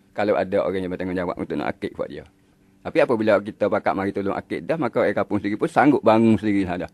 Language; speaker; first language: Malay; native; Malay